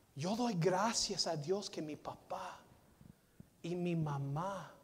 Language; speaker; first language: Spanish; non-native, fluent; English